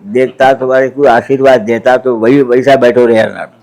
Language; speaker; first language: Hindi; non-native, local second language; Telugu